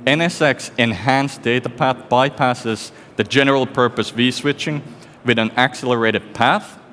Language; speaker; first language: English; non-native, fluent; Finnish